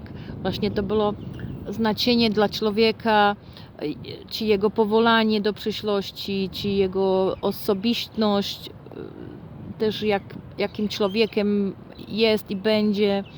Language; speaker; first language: Polish; non-native, fluent; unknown